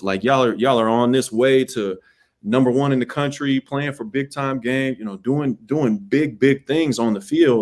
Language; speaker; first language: English; native; English